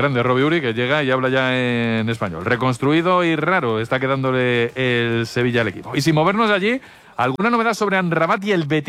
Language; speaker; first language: Spanish; native; Spanish